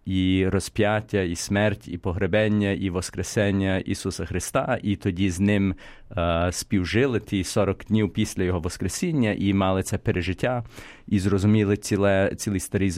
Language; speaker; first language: Ukrainian; early bilingual, heritage; Ukrainian